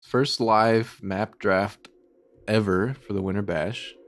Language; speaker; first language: English; native; English